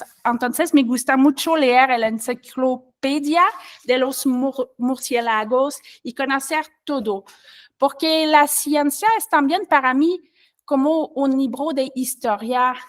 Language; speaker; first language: Spanish; non-native, learner; French